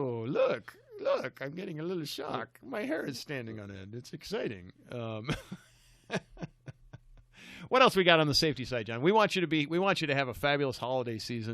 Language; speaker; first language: English; native; English